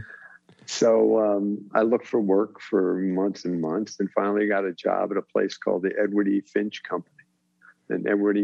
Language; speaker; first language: English; native; English